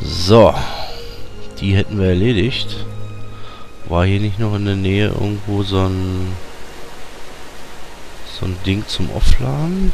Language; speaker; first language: German; native; German